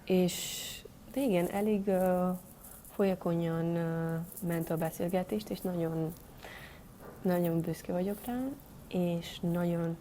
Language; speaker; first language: Hungarian; non-native, learner; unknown